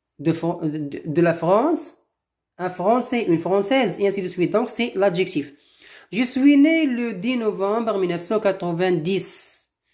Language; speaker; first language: French; non-native, local second language; Arabic